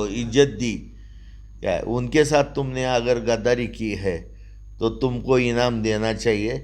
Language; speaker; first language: Hindi; non-native, local second language; Marathi